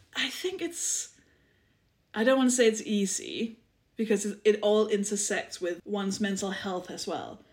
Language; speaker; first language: English; non-native, fluent; Danish